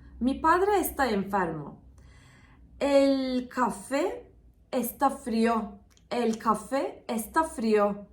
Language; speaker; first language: Spanish; non-native, fluent; Turkish